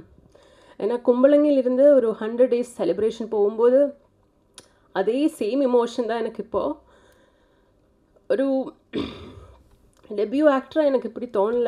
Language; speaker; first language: Tamil; non-native, local second language; Malayalam